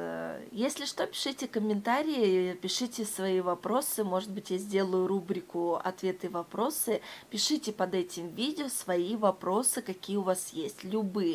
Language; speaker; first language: Russian; native; Russian